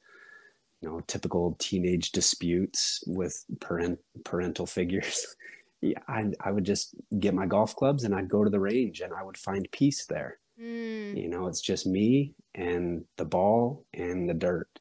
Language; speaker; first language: English; native; English